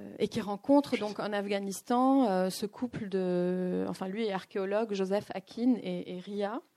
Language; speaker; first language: French; non-native, local second language; Arabic